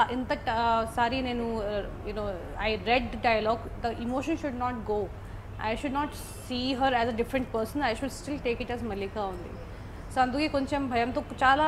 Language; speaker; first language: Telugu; non-native, local second language; Hindi